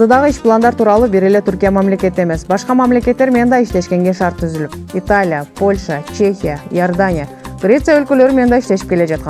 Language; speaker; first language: Kyrgyz; native; Kyrgyz